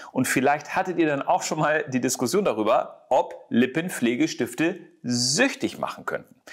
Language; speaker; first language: German; native; German